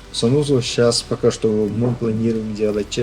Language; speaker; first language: Russian; non-native, learner; Turkish